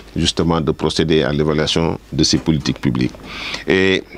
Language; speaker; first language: French; non-native, local second language; Wolof